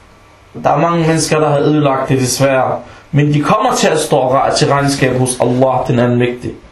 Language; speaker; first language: Danish; non-native, local second language; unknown